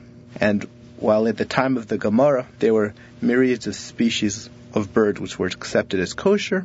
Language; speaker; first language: English; native; English